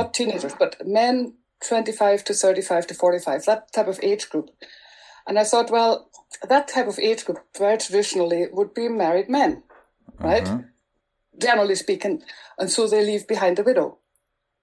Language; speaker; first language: English; non-native, fluent; German